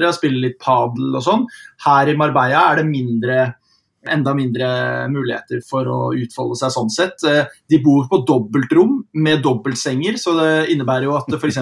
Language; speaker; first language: Norwegian; early bilingual, heritage; Norwegian